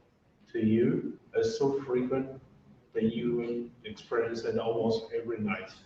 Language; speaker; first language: English; non-native, fluent; Portuguese